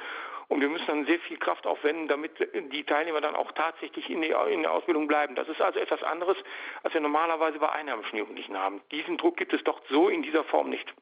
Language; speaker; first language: German; native; German